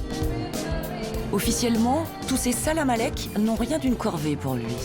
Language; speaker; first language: French; native; French